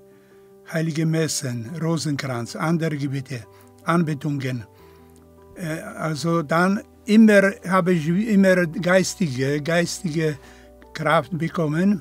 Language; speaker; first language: German; non-native, fluent; Polish